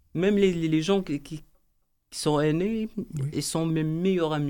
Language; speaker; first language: French; non-native, learner; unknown